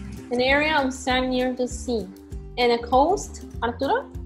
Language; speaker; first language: English; non-native, fluent; Spanish